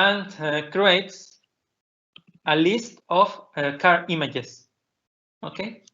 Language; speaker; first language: English; non-native, fluent; Spanish